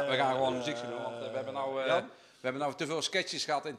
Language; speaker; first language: Dutch; native; Dutch